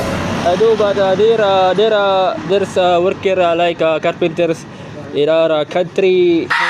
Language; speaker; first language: English; non-native, local second language; Cebuano